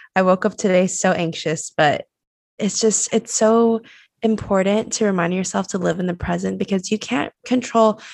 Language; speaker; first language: English; non-native, fluent; Chinese